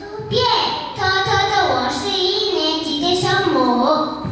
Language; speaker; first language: Chinese; non-native, learner; Mongolian